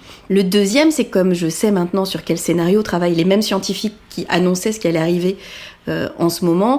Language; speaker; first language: French; native; French